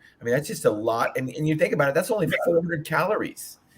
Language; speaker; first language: English; native; English